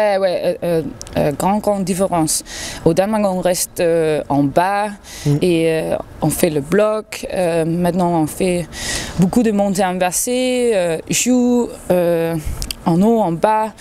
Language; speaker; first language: French; non-native, learner; Danish